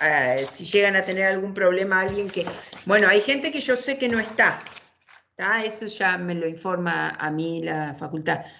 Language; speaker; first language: Spanish; native; Spanish